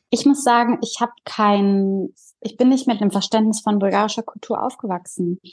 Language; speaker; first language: German; early bilingual, other home language; Bulgarian